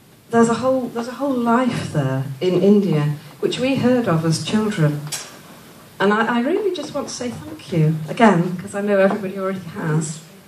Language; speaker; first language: English; native; English